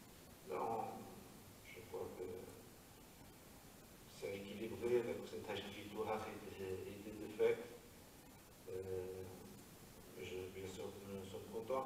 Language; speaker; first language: French; non-native, learner; Portuguese